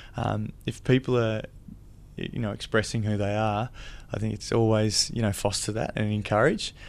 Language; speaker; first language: English; native; English